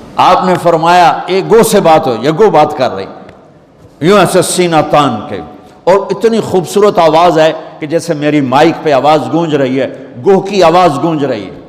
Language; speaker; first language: Urdu; non-native, local second language; Punjabi